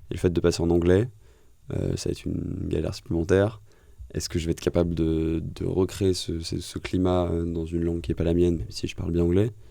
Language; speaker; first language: French; native; French